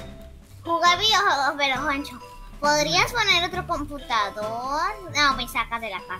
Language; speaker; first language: Spanish; native; Spanish